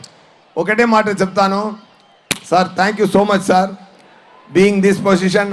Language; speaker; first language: Telugu; non-native, learner; Tamil